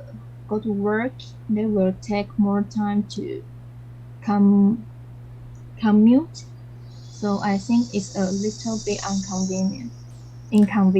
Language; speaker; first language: English; non-native, learner; Chinese